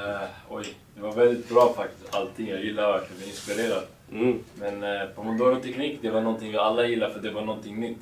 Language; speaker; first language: Swedish; native; Swedish